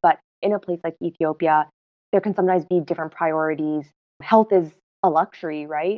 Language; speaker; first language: English; non-native, local second language; Cantonese